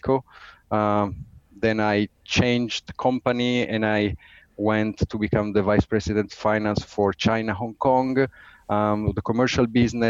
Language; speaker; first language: English; non-native, fluent; Italian